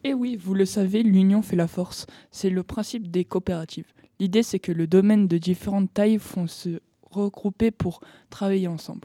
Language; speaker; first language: French; native; French